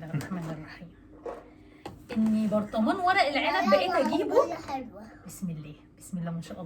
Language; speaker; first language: Arabic; native; Arabic